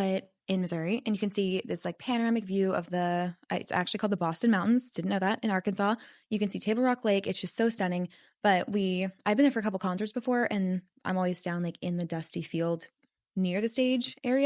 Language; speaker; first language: English; native; English